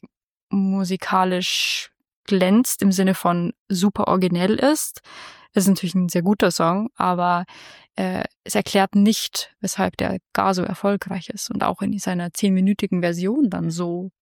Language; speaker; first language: German; native; German